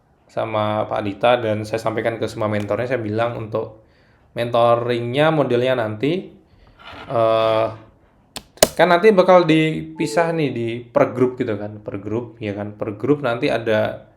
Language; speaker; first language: Indonesian; native; Indonesian